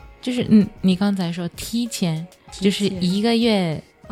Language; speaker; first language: Chinese; non-native, learner; Japanese